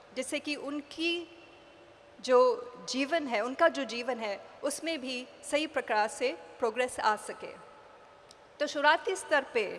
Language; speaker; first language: Hindi; native; Hindi